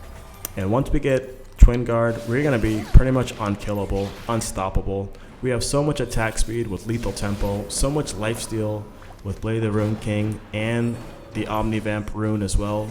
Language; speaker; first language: English; native; English